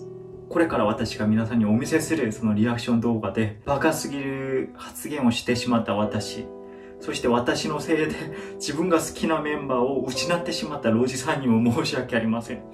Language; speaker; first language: Japanese; non-native, fluent; Korean